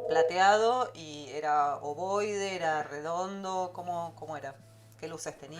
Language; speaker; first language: Spanish; native; Spanish